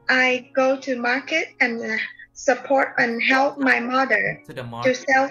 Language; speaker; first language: English; non-native, learner; Vietnamese